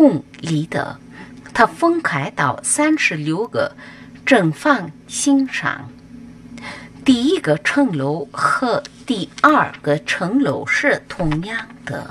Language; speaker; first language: Chinese; non-native, fluent; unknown